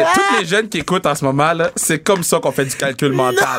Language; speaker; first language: French; native; French